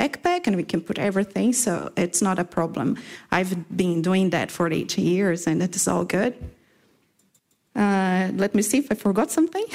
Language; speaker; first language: English; non-native, fluent; Portuguese